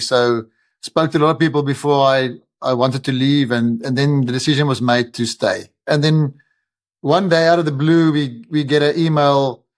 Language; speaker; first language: English; non-native, local second language; Afrikaans